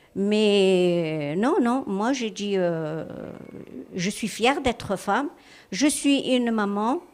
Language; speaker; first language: French; non-native, local second language; Arabic